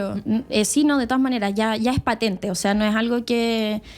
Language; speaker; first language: Spanish; native; Spanish